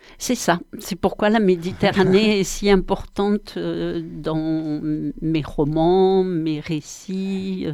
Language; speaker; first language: French; early bilingual, other home language; Arabic